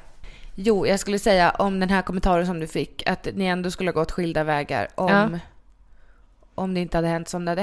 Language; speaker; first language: Swedish; native; Swedish